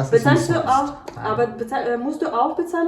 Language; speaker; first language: German; non-native, learner; Ukrainian